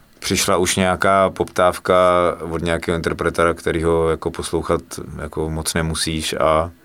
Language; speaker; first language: Czech; native; Czech